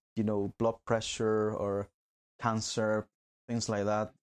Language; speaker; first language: English; non-native, fluent; Spanish